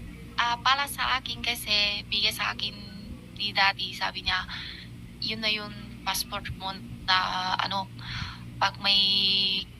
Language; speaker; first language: Filipino; non-native, learner; Chinese